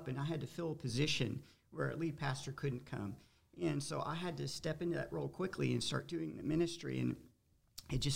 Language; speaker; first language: English; native; English